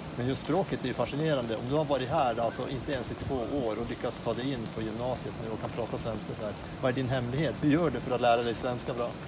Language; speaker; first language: Swedish; native; Swedish